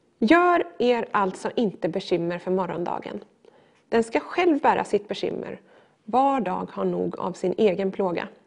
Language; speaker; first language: Swedish; native; Swedish